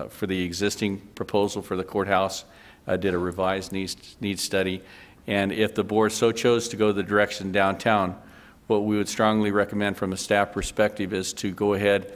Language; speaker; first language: English; native; English